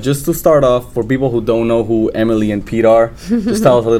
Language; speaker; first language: English; non-native, fluent; Spanish